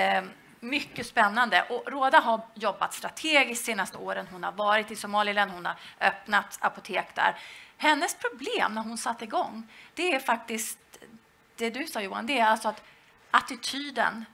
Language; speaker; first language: Swedish; native; Swedish